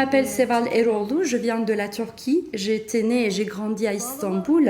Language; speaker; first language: French; non-native, fluent; Turkish